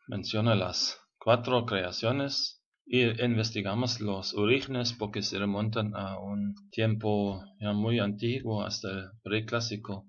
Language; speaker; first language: Spanish; non-native, fluent; German